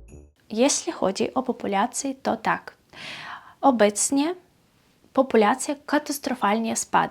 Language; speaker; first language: Polish; non-native, fluent; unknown